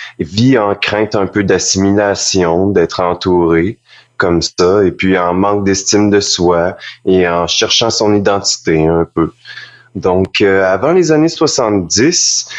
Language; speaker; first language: French; native; French